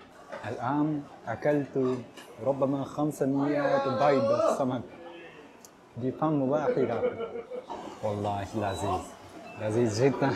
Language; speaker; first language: Arabic; non-native, fluent; Japanese